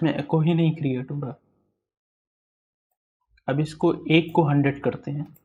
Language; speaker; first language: Hindi; native; Hindi